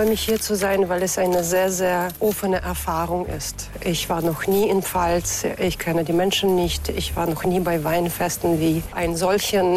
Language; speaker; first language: German; non-native, fluent; Russian